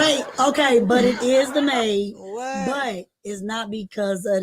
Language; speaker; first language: English; native; English